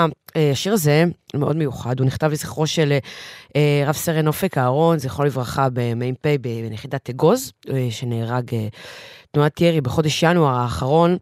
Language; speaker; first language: Hebrew; native; Hebrew